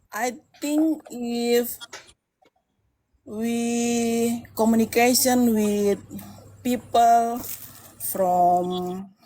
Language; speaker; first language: English; non-native, learner; Indonesian